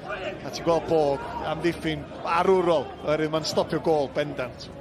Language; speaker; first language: Welsh; native; Welsh